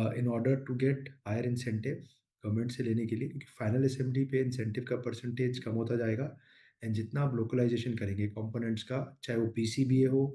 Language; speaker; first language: Hindi; native; Hindi